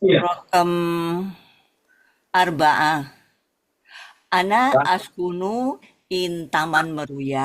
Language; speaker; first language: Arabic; non-native, learner; Indonesian